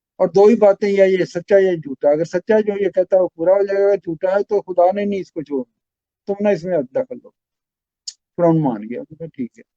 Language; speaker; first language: Urdu; non-native, local second language; Pashto